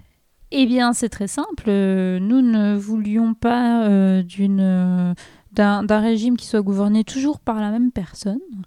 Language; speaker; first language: French; native; French